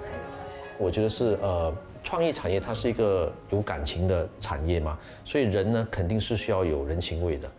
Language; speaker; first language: Chinese; native; Chinese